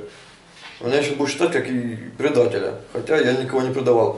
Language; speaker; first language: Russian; non-native, local second language; Ukrainian